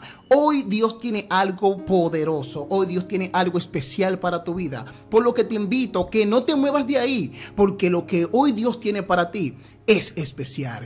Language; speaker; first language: Spanish; native; Spanish